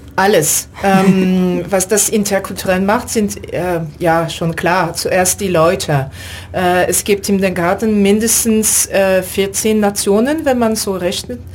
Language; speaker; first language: German; non-native, fluent; French